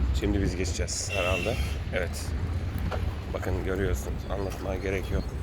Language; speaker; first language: Turkish; early bilingual, heritage; Turkish